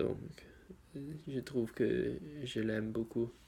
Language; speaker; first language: French; non-native, learner; English